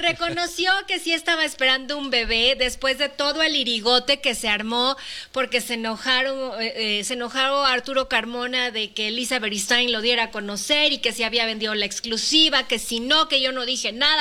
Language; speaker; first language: Spanish; native; Spanish